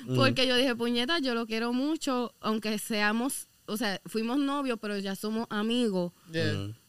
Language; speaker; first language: Spanish; native; Spanish